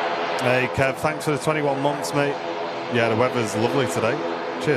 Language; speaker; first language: English; native; English